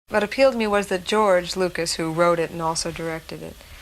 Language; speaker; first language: English; native; English